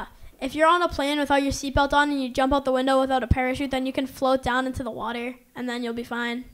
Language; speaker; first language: English; native; English